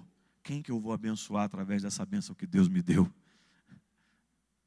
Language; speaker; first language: Portuguese; native; Portuguese